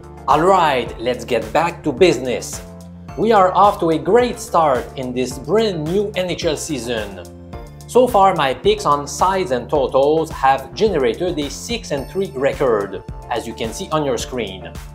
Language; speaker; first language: English; non-native, fluent; French